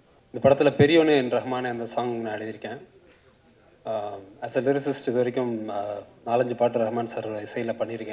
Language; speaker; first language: Tamil; native; Tamil